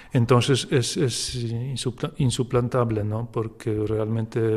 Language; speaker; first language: Spanish; non-native, fluent; Polish